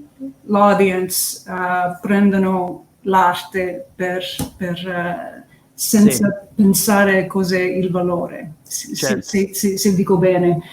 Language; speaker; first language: Italian; early bilingual, heritage; English